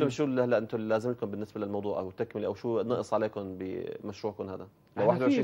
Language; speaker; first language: Arabic; native; Arabic